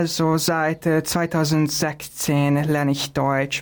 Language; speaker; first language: German; non-native, fluent; Hungarian